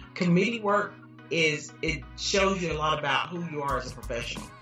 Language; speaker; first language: English; native; English